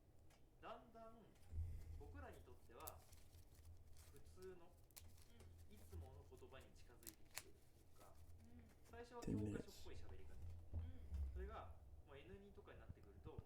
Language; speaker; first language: Japanese; native; Japanese